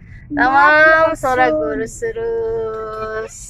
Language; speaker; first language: Turkish; non-native, learner; Indonesian